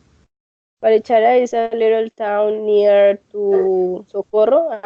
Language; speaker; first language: English; non-native, learner; Spanish